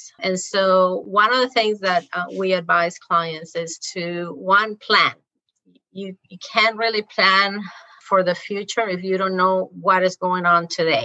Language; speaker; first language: English; non-native, fluent; Spanish